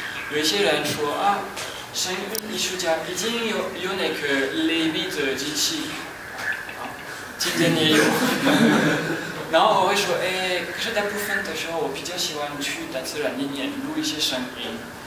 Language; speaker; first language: Chinese; non-native, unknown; French